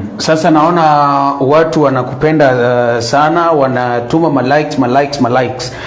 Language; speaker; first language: Swahili; non-native, local second language; Luo (Kenya and Tanzania)